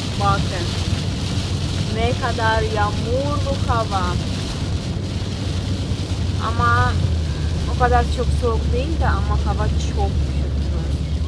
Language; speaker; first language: Turkish; non-native, learner; Russian